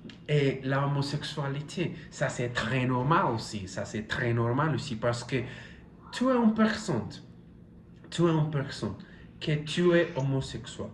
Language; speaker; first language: French; non-native, learner; Spanish